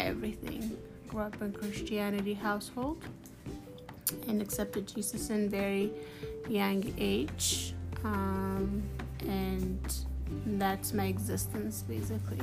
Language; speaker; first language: English; non-native, fluent; Amharic